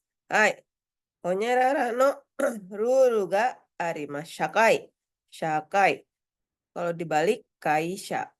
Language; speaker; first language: Japanese; non-native, fluent; Indonesian